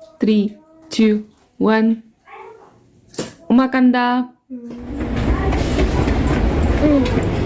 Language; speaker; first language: Korean; non-native, fluent; Spanish